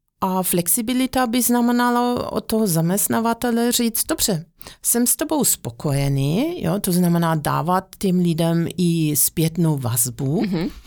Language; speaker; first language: Czech; non-native, fluent; German